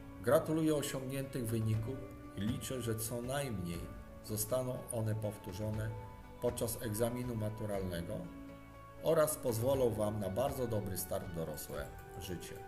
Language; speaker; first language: Polish; native; Polish